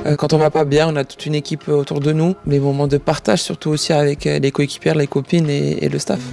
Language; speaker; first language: French; early bilingual, other home language; Croatian